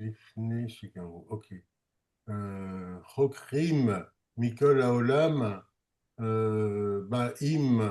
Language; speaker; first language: Hebrew; non-native, learner; French